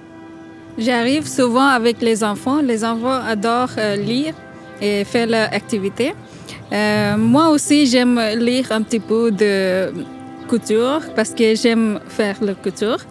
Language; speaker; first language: French; non-native, learner; Bangla